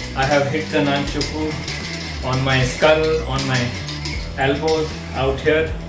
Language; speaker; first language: English; non-native, local second language; Hindi